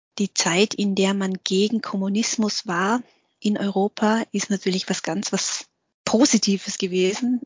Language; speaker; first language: German; early bilingual, other home language; Vietnamese